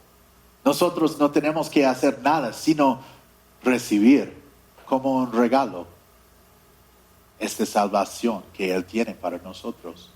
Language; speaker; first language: Spanish; non-native, fluent; English